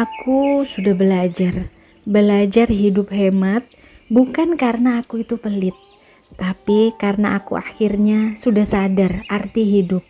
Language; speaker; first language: Indonesian; native; Indonesian